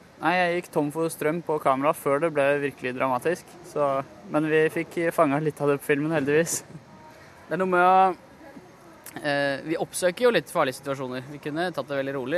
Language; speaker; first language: Norwegian; native; Norwegian